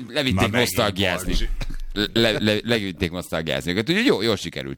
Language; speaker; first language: Hungarian; native; Hungarian